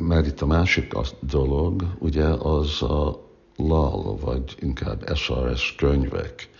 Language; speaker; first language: Hungarian; early bilingual, heritage; Hungarian